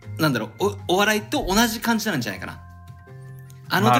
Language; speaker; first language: Japanese; native; Japanese